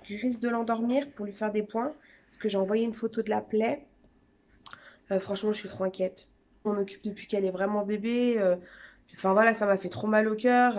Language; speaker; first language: French; native; French